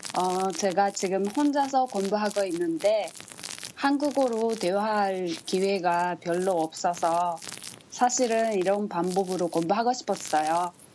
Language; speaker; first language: Korean; non-native, learner; Japanese